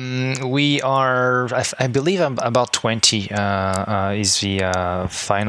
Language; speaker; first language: English; non-native, fluent; French